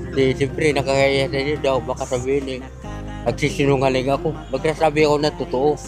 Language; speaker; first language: Filipino; non-native, local second language; Cebuano